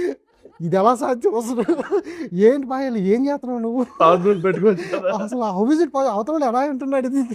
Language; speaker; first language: Telugu; native; Telugu